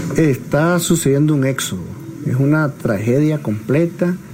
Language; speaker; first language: Spanish; native; Spanish